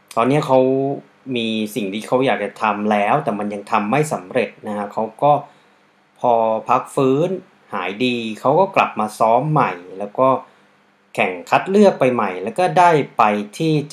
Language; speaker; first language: Thai; native; Thai